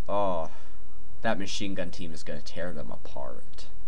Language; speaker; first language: English; native; English